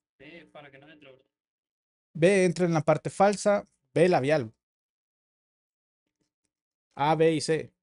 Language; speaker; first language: Spanish; native; Spanish